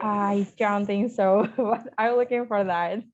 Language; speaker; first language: English; non-native, learner; Indonesian